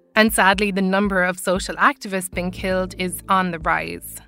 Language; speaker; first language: English; native; English